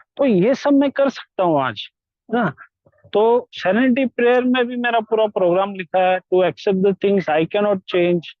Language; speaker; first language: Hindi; non-native, local second language; Marathi